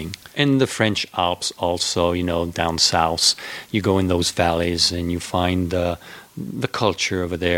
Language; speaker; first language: English; non-native, fluent; French